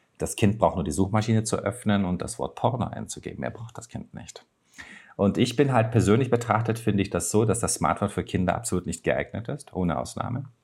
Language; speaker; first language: German; non-native, fluent; Turkish